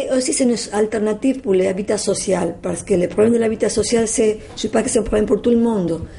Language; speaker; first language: French; non-native, learner; Spanish